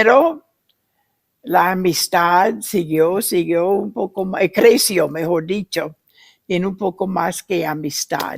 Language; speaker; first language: Spanish; non-native, fluent; English